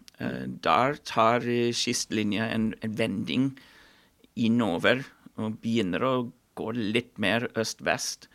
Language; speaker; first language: Norwegian; non-native, fluent; English